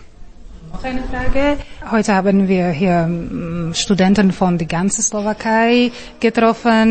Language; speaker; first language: German; non-native, learner; Slovak